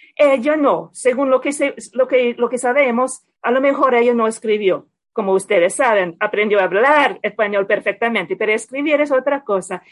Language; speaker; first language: Spanish; non-native, fluent; English